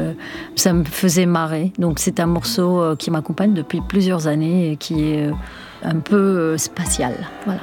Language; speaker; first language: French; non-native, local second language; Arabic